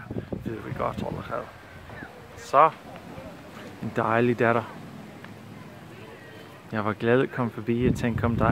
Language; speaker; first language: Danish; non-native, fluent; English